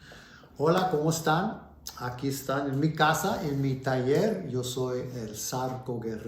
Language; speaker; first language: Spanish; early bilingual, heritage; Spanish